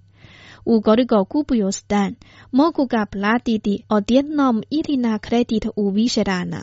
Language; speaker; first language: Croatian; non-native, fluent; Chinese